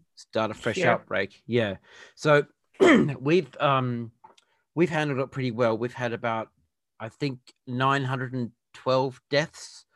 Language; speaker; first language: English; native; English